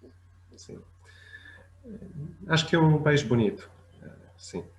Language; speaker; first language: Portuguese; non-native, fluent; French